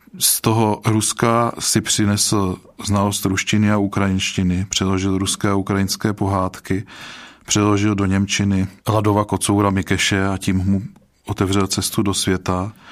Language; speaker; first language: Czech; native; Czech